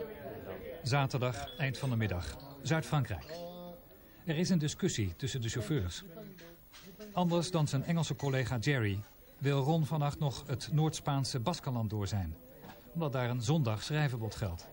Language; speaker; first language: Dutch; native; Dutch